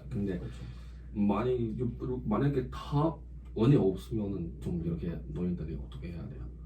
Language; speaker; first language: Korean; non-native, learner; Chinese